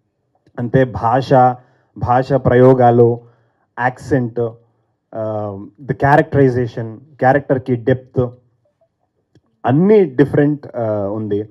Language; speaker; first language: Telugu; non-native, fluent; Kannada